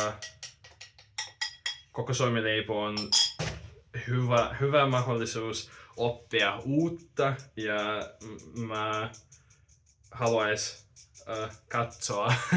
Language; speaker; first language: Finnish; non-native, fluent; Russian